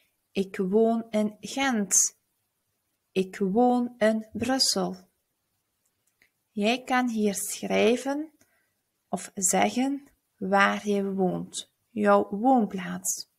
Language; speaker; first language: Dutch; early bilingual, other home language; Turkish